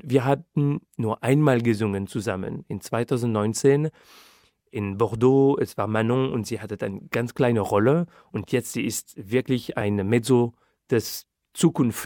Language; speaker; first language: German; non-native, fluent; French